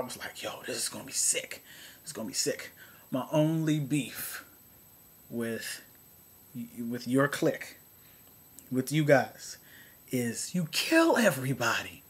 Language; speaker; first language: English; native; English